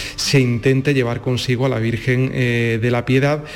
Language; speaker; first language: Spanish; native; Spanish